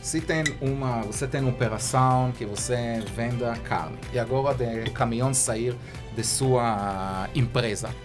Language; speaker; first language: Portuguese; non-native, learner; Hebrew